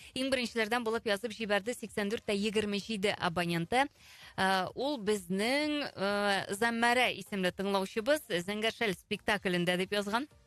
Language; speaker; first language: Tatar; native; Tatar